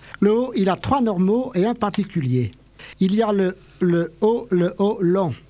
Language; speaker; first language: French; native; French